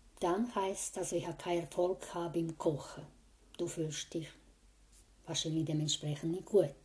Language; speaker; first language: German; non-native, fluent; Croatian